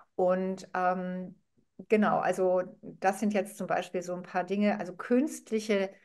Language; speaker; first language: German; non-native, fluent; Arabic